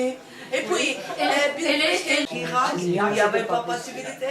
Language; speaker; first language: French; non-native, learner; Persian